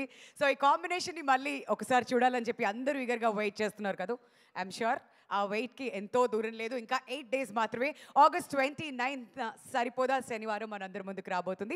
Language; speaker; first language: Telugu; native; Telugu